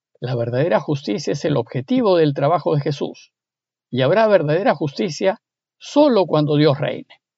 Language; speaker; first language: Spanish; native; Spanish